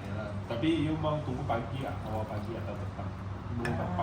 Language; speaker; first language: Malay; non-native, local second language; Chinese